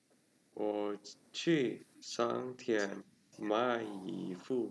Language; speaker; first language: Chinese; non-native, learner; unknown